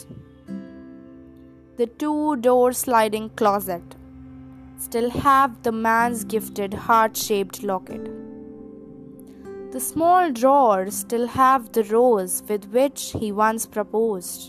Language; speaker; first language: English; non-native, local second language; Hindi